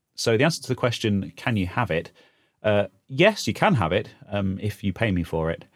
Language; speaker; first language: English; native; English